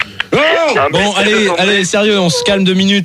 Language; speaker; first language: French; native; French